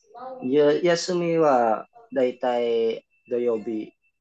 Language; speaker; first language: Japanese; non-native, learner; Indonesian